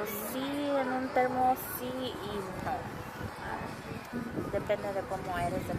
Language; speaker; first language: Spanish; early bilingual, other home language; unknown